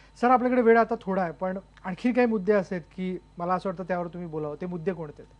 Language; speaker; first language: Marathi; native; Marathi